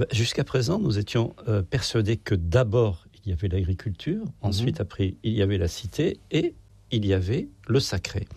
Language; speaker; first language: French; native; French